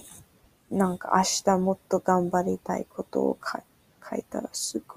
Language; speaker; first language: Japanese; non-native, learner; English